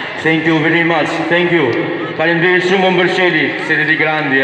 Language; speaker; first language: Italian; non-native, learner; Albanian